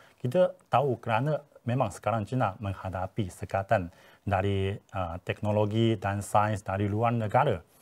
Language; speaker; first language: Malay; non-native, fluent; Chinese